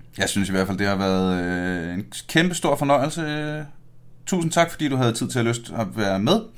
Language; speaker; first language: Danish; native; Danish